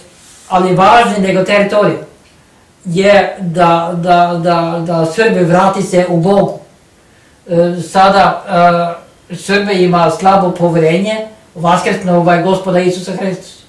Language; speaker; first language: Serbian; non-native, learner; Norwegian